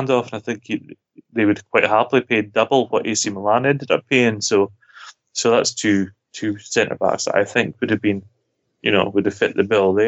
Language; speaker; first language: English; native; English